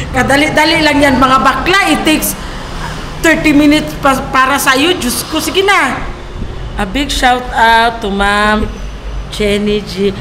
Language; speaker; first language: Filipino; non-native, local second language; Cebuano